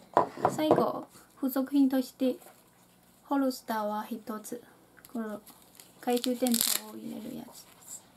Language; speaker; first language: Japanese; non-native, fluent; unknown